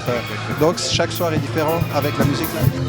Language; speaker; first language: French; native; French